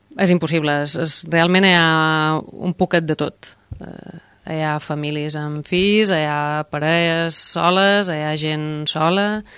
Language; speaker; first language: Catalan; native; Catalan